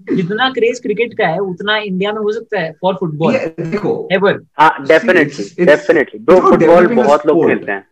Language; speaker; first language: Hindi; native; Hindi